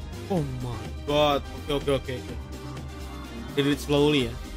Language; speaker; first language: English; non-native, fluent; Indonesian